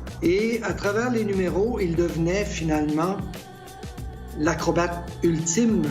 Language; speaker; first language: French; native; French